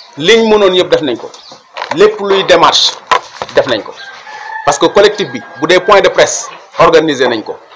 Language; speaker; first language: Wolof; non-native, local second language; Serer